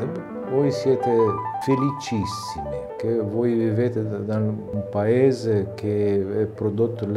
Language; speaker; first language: Italian; non-native, learner; Russian